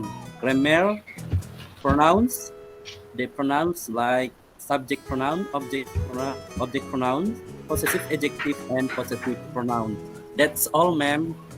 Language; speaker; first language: English; non-native, learner; Indonesian